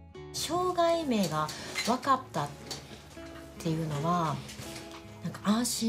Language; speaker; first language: Japanese; native; Japanese